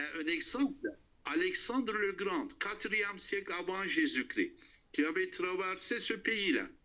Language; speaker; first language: French; non-native, fluent; Turkish